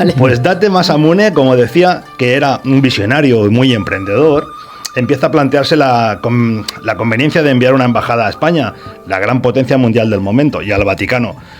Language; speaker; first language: Spanish; native; Spanish